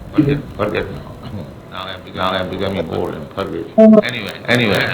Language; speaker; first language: English; non-native, local second language; Bangla